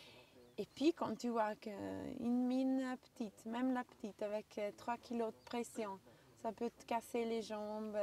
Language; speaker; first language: French; non-native, local second language; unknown